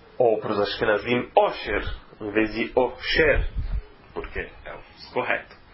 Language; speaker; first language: Portuguese; native; Portuguese